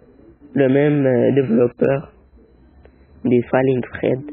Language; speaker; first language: French; non-native, learner; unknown